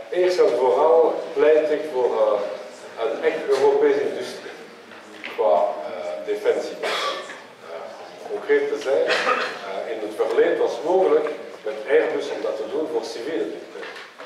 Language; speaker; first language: Dutch; non-native, local second language; French